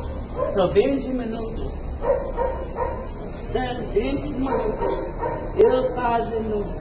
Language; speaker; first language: Portuguese; non-native, learner; English